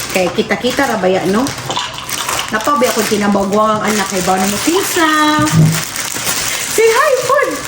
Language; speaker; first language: Filipino; native; Filipino